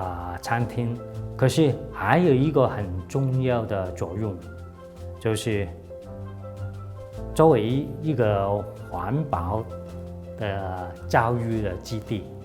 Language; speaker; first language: Chinese; non-native, local second language; Cantonese